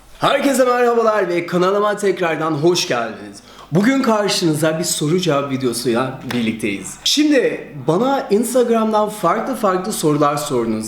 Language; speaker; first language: Turkish; early bilingual, heritage; Turkish